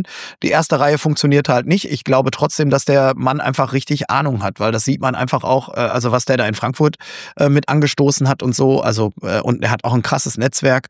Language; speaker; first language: German; native; German